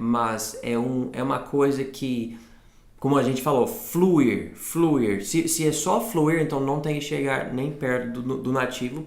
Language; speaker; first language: Portuguese; non-native, fluent; English